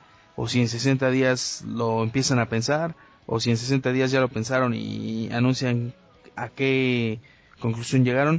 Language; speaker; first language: Spanish; native; Spanish